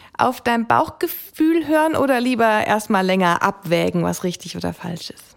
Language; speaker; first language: German; native; German